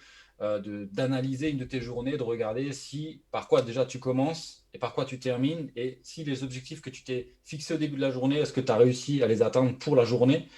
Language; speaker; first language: French; native; French